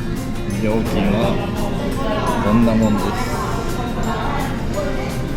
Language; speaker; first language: Japanese; native; Japanese